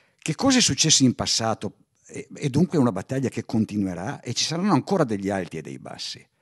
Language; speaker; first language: Italian; native; Italian